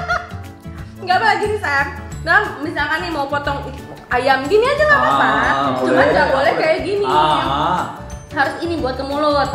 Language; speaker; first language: Indonesian; native; Indonesian